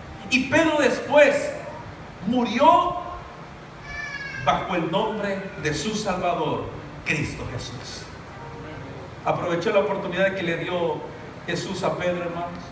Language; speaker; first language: Spanish; native; Spanish